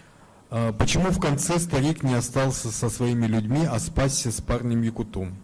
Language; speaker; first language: Russian; native; Russian